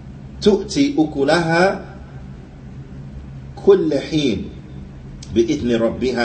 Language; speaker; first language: Arabic; non-native, fluent; English